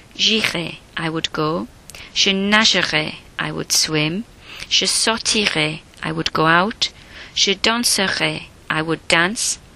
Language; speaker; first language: English; native; English